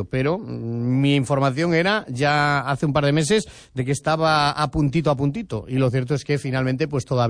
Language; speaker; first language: Spanish; native; Spanish